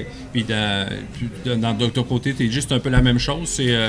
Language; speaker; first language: French; native; French